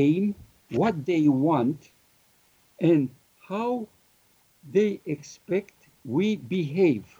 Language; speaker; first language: English; non-native, fluent; Romanian